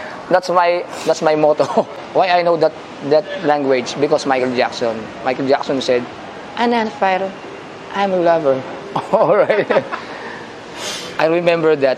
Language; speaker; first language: English; non-native, local second language; Filipino